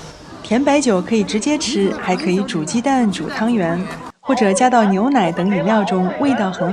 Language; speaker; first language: Chinese; native; Chinese